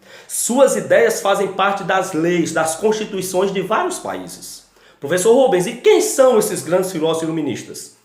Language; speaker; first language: Portuguese; native; Portuguese